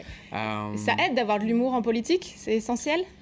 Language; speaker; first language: French; native; French